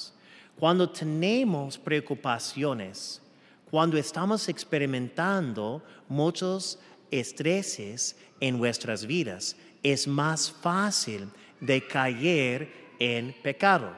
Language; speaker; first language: Spanish; non-native, fluent; English